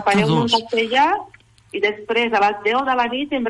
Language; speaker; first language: Catalan; non-native, fluent; Portuguese